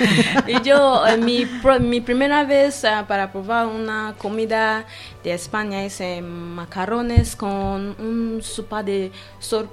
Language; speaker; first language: Spanish; non-native, learner; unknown